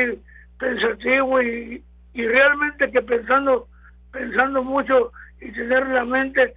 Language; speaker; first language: Spanish; native; Spanish